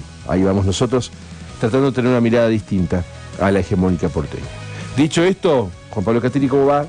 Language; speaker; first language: Spanish; native; Spanish